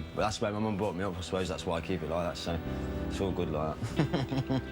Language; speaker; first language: English; native; English